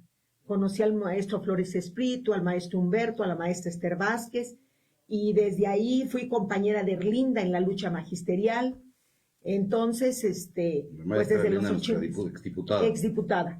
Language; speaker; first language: Spanish; native; Spanish